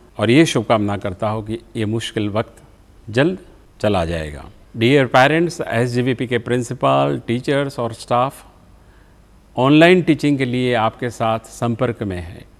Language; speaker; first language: Hindi; non-native, local second language; Gujarati